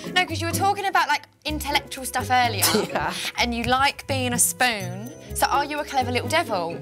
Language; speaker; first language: English; native; English